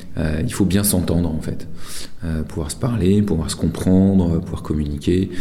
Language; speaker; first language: French; native; French